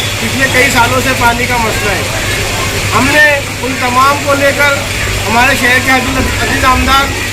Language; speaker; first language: Hindi; native; Hindi